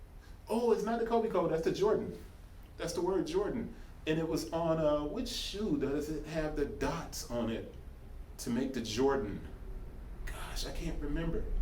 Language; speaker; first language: English; native; English